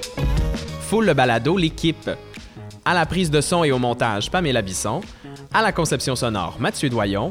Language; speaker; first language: French; native; French